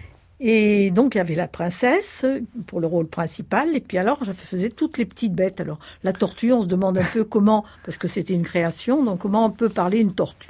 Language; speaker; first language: French; native; French